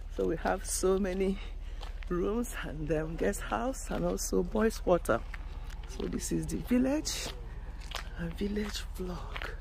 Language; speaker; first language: English; non-native, local second language; Igbo